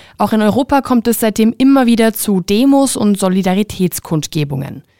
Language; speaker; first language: German; native; German